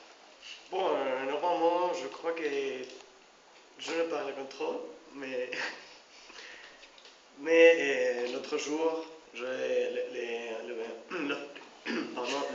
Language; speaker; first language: French; non-native, learner; Spanish